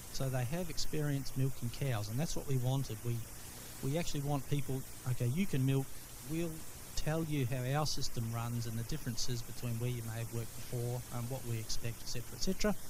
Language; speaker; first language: English; native; English